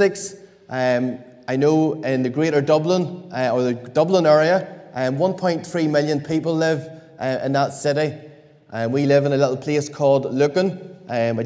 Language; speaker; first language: English; native; English